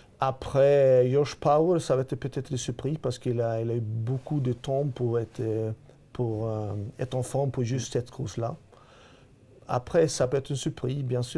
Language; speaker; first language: French; non-native, fluent; Swedish